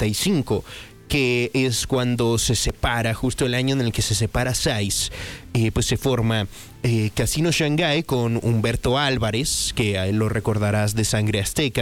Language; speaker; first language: Spanish; native; Spanish